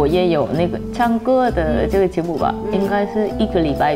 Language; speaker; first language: Chinese; non-native, fluent; Vietnamese